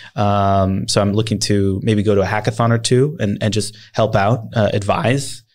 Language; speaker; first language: English; early bilingual, other home language; Swedish